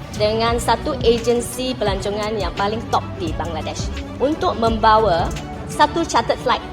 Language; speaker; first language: Malay; native; Malay